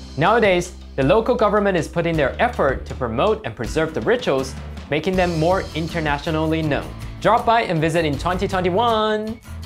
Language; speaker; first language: English; non-native, fluent; Chinese